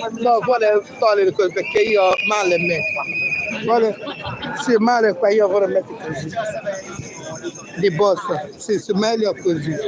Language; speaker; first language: Italian; non-native, learner; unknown